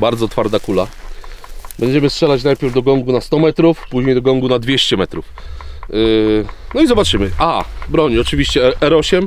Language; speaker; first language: Polish; native; Polish